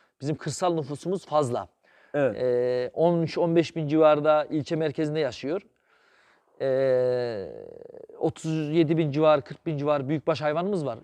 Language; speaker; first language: Turkish; native; Turkish